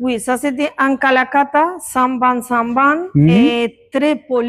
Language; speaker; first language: French; non-native, learner; Spanish